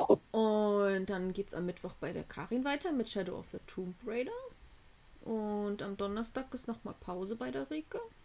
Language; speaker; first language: German; native; German